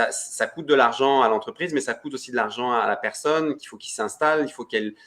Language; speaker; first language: French; native; French